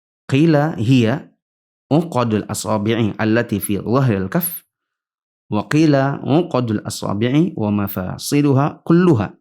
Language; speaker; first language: Arabic; non-native, fluent; Indonesian